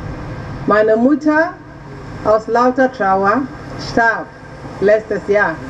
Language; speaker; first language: German; non-native, learner; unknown